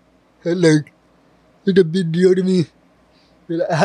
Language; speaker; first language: English; native; English